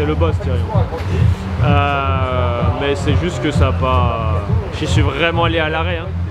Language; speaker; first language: French; native; French